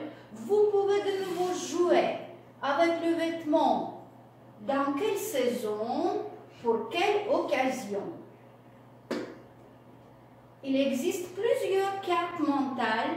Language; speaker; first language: French; non-native, fluent; Russian